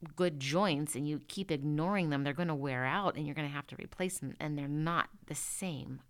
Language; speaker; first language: English; native; English